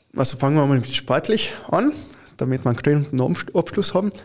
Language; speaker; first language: German; early bilingual, other home language; Italian